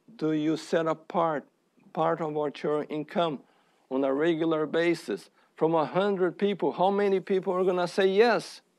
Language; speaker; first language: English; non-native, fluent; Portuguese